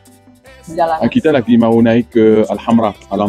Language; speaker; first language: Indonesian; non-native, fluent; Spanish